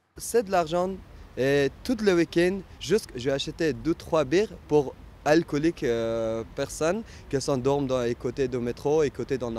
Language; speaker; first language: French; non-native, learner; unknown